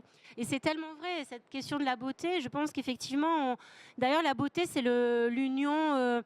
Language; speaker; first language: French; native; French